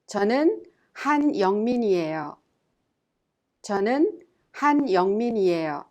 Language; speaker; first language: Korean; non-native, fluent; English